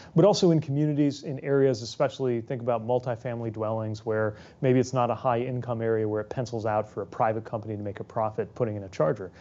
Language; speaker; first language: English; native; English